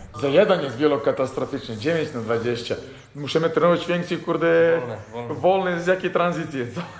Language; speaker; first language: Polish; non-native, fluent; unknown